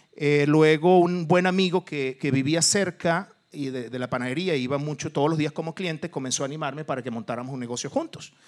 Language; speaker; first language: Spanish; early bilingual, other home language; Portuguese